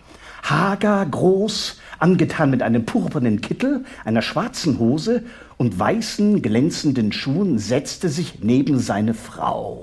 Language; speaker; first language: German; native; German